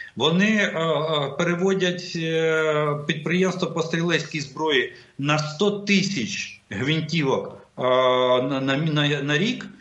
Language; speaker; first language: Ukrainian; non-native, local second language; Russian